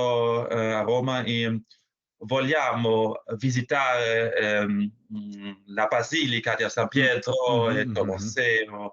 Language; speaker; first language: Italian; non-native, learner; German